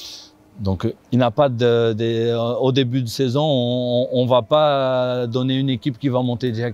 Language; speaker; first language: French; non-native, fluent; Portuguese